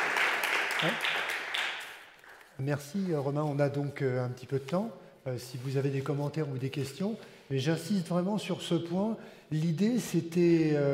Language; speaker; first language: French; native; French